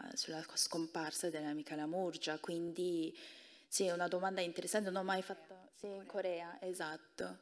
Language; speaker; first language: Italian; non-native, fluent; Korean